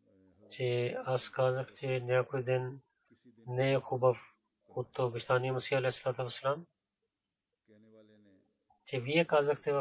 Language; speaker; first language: Bulgarian; non-native, learner; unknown